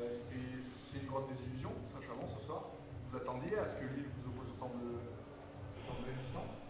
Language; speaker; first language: French; native; French